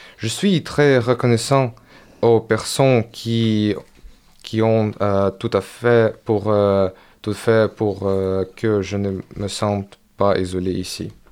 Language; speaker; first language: French; non-native, learner; Ukrainian